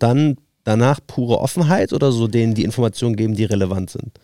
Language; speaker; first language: German; native; German